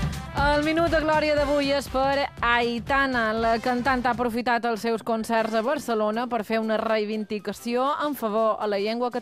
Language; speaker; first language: Catalan; native; Catalan